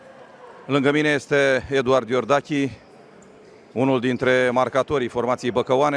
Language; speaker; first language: Romanian; native; Romanian